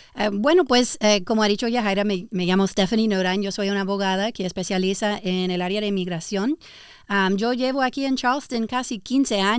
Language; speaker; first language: Spanish; early bilingual, heritage; English